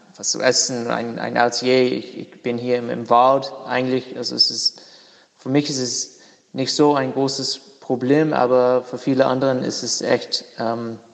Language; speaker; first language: German; non-native, learner; English